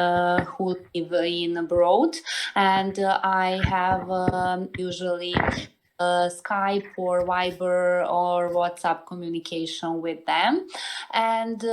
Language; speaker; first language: English; non-native, learner; Serbian